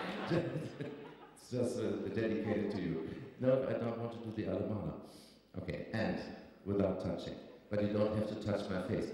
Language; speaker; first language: English; non-native, fluent; German